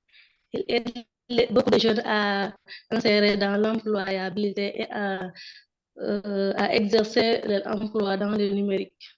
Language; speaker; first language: French; non-native, local second language; Wolof